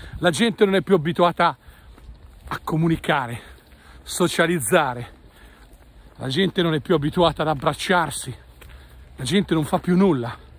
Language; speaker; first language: Italian; native; Italian